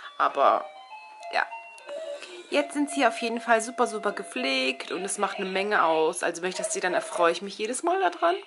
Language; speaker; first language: German; early bilingual, other home language; Turkish